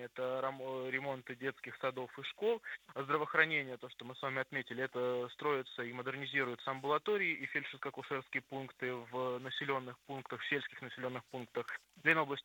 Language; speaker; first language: Russian; native; Russian